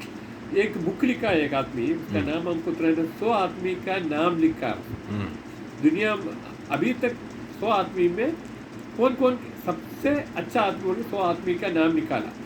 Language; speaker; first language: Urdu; non-native, local second language; Malayalam